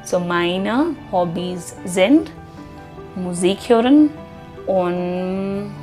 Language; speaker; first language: German; non-native, fluent; Hindi